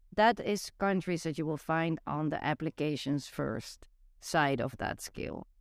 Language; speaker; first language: English; non-native, fluent; Dutch